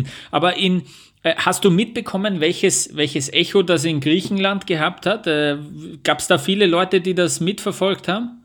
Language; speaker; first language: German; native; German